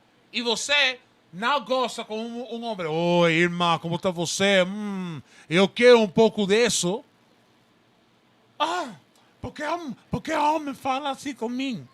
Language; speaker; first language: Portuguese; non-native, learner; Spanish